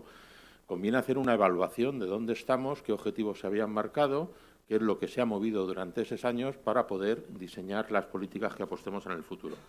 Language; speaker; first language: Spanish; native; Spanish